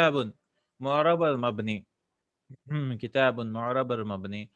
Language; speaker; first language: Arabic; non-native, fluent; English